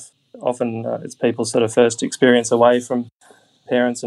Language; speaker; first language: English; native; English